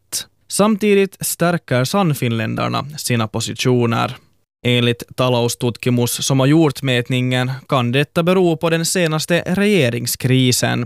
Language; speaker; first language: Swedish; native; Swedish